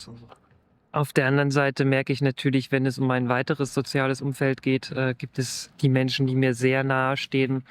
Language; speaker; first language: German; native; German